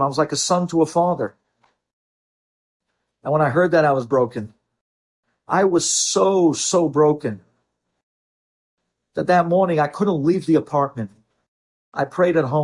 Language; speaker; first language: English; native; English